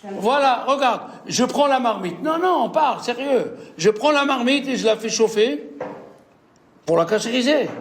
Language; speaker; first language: French; native; French